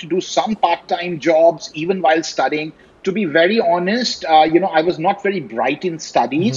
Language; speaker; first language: English; non-native, local second language; Hindi